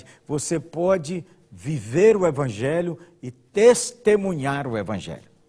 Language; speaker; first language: Portuguese; native; Portuguese